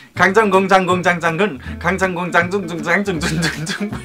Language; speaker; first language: Korean; non-native, learner; English